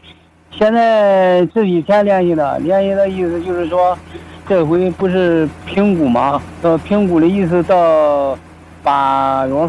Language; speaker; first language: Chinese; native; Chinese